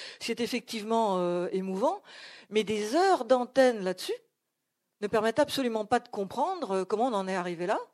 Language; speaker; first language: French; native; French